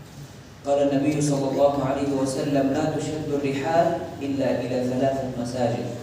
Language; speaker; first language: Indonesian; non-native, fluent; Arabic